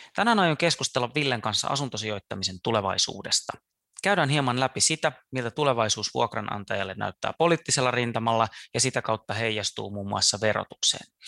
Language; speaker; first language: Finnish; native; Finnish